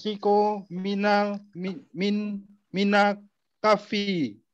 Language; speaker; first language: Arabic; non-native, learner; Indonesian